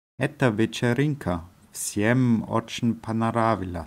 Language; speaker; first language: Russian; non-native, learner; German